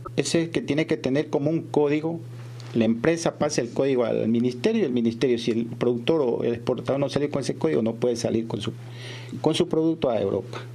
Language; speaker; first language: Spanish; native; Spanish